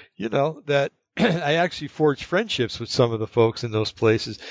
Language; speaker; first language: English; native; English